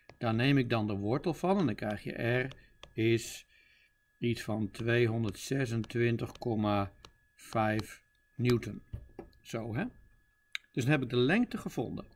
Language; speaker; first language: Dutch; native; Dutch